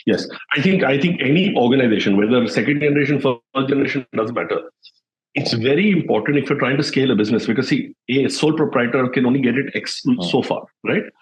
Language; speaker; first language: English; non-native, local second language; Hindi